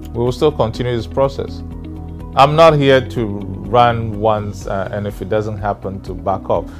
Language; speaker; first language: English; non-native, local second language; Ewe